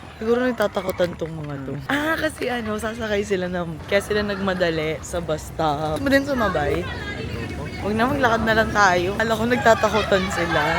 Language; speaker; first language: Filipino; native; Filipino